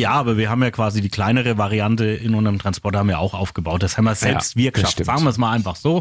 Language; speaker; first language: German; native; German